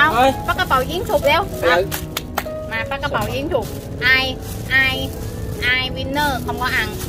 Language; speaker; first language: Vietnamese; early bilingual, heritage; Vietnamese